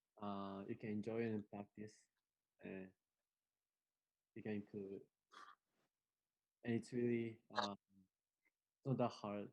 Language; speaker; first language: English; non-native, fluent; Japanese